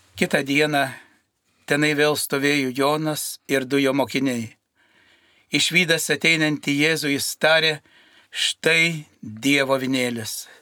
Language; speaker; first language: Lithuanian; native; Lithuanian